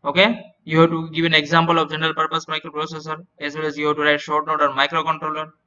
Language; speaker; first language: English; non-native, local second language; Gujarati